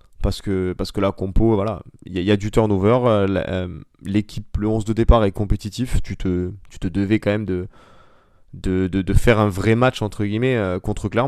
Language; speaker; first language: French; native; French